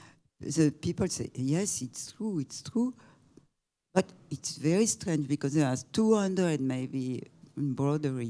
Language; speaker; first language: English; non-native, fluent; French